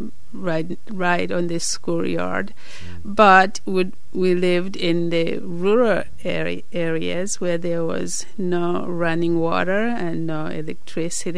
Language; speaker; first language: English; non-native, local second language; Nyanja